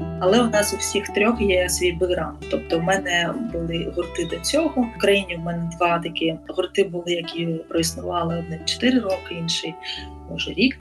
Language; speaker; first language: Ukrainian; native; Ukrainian